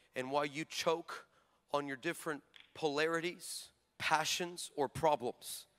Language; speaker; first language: English; native; English